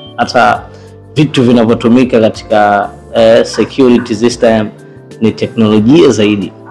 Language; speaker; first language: Swahili; native; Swahili